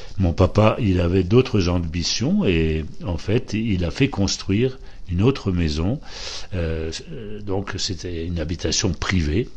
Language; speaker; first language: French; early bilingual, other home language; Polish